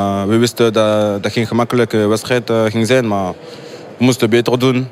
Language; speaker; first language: Dutch; non-native, local second language; French